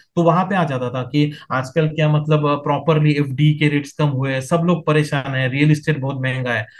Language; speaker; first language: Hindi; non-native, local second language; Marathi